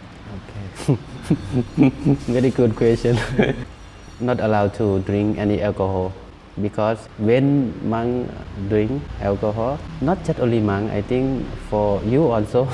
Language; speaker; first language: English; non-native, learner; Thai